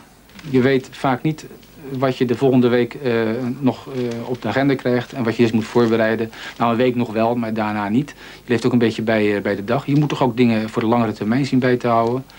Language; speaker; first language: Dutch; native; Dutch